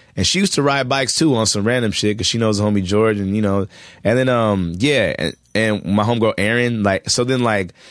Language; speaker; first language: English; native; English